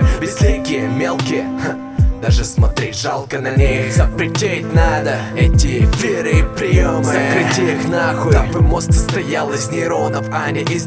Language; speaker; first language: Russian; native; Russian